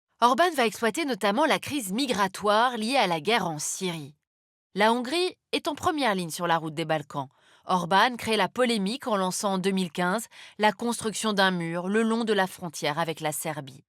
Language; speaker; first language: French; native; French